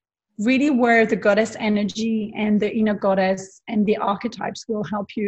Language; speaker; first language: English; non-native, fluent; French